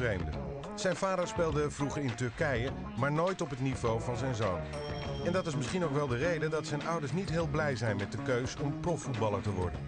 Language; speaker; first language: Dutch; native; Dutch